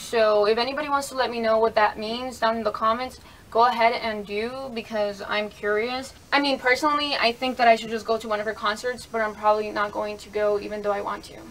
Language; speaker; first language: English; early bilingual, other home language; Spanish